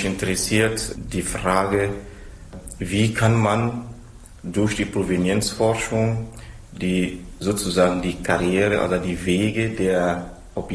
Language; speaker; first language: German; non-native, fluent; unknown